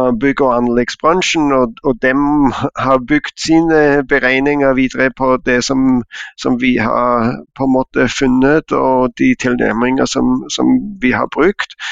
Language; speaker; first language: Norwegian; non-native, fluent; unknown